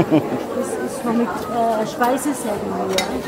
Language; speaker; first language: German; native; German